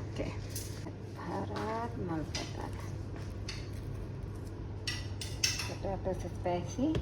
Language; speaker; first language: Arabic; non-native, learner; Urdu